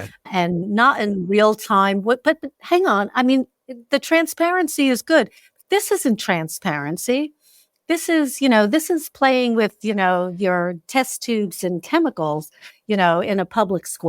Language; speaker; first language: English; native; English